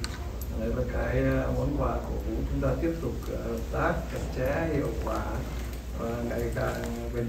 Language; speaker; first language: Vietnamese; native; Vietnamese